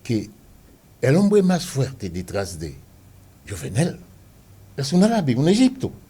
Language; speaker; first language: Spanish; non-native, fluent; Haitian Creole